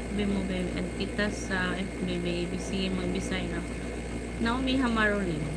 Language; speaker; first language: Filipino; non-native, local second language; Cebuano